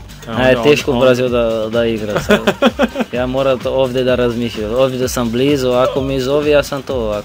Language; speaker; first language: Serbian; non-native, learner; Portuguese